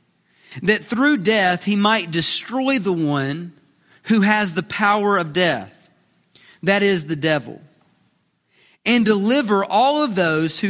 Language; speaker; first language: English; native; English